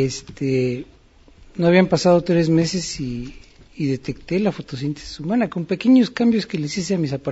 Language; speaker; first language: Spanish; native; Spanish